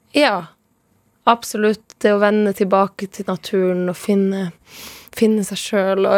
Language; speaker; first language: Norwegian; non-native, local second language; Northern Sami